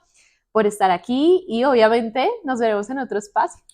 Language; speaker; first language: Spanish; native; Spanish